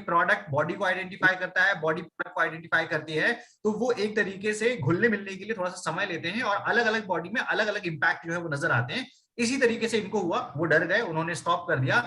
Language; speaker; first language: Hindi; native; Hindi